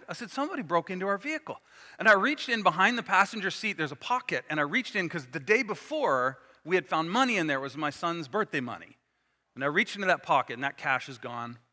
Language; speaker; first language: English; native; English